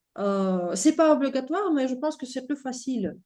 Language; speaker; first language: French; non-native, fluent; Russian